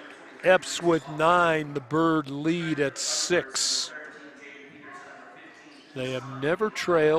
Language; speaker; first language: English; native; English